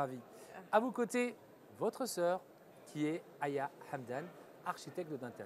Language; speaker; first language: French; non-native, local second language; Arabic